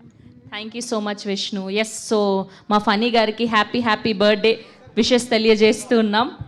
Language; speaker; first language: Telugu; native; Telugu